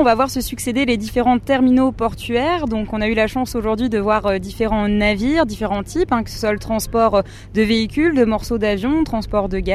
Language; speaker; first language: French; native; French